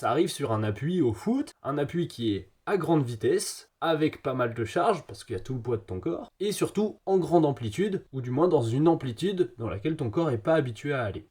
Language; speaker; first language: French; native; French